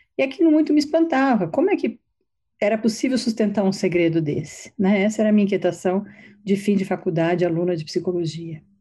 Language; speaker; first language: Portuguese; native; Portuguese